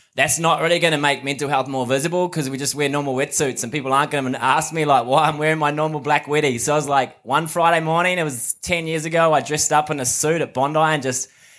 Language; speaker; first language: English; native; English